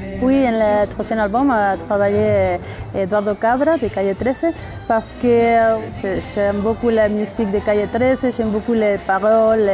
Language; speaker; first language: French; non-native, learner; Spanish